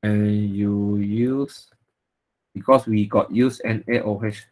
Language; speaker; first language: English; non-native, local second language; Chinese